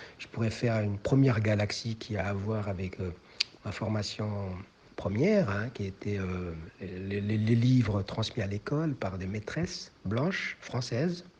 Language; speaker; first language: French; non-native, local second language; Somali